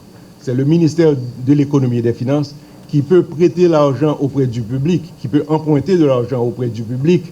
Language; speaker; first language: French; non-native, local second language; Haitian Creole